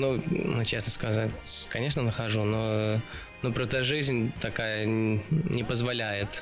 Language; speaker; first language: Russian; early bilingual, other home language; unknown